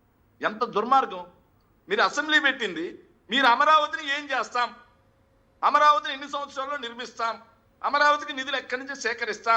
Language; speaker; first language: Telugu; native; Telugu